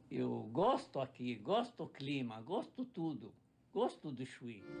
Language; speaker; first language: Portuguese; non-native, fluent; Arabic